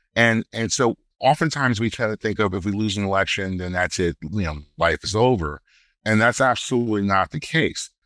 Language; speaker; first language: English; native; English